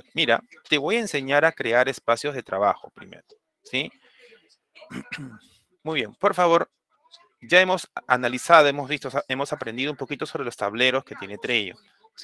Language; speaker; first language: Spanish; native; Spanish